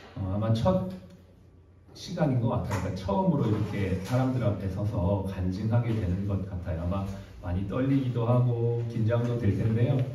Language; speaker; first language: Korean; native; Korean